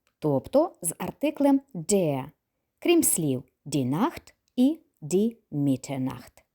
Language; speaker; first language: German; non-native, fluent; Ukrainian